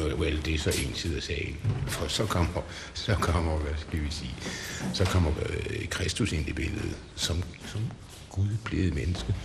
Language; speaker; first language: Danish; native; Danish